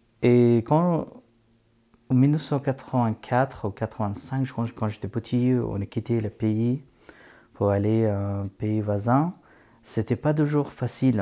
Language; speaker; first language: French; non-native, fluent; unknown